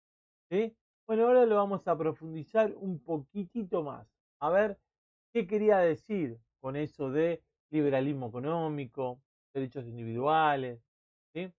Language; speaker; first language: Spanish; native; Spanish